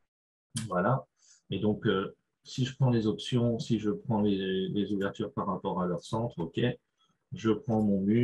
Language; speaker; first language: French; native; French